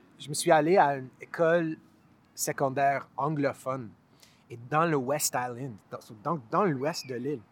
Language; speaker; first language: French; non-native, local second language; English